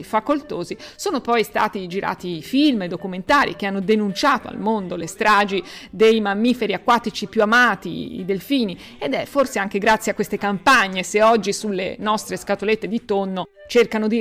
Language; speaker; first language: Italian; native; Italian